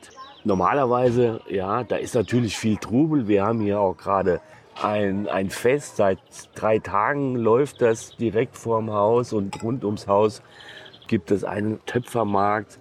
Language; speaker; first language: German; native; German